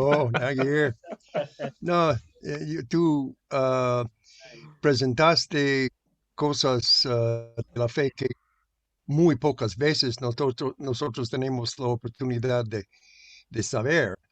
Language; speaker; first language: Spanish; non-native, fluent; English